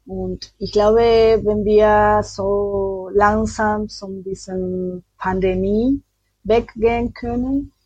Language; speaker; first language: German; non-native, learner; Spanish